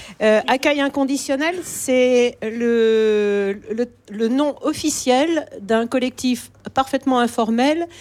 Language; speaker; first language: French; native; French